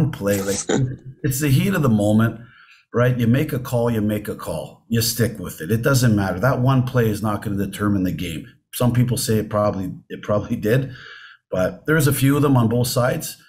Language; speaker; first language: English; native; English